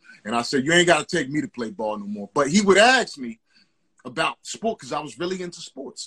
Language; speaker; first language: English; native; English